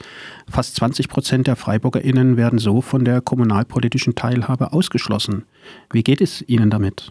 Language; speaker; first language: German; native; German